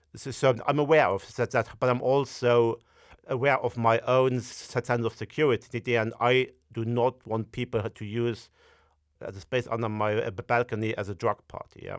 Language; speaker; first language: English; non-native, fluent; Luxembourgish